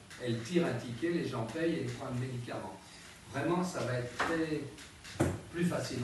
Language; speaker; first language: French; native; French